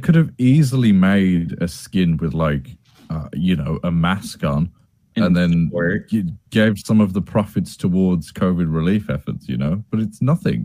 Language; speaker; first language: English; native; English